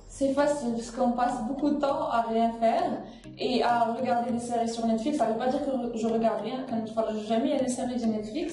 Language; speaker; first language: French; non-native, local second language; Arabic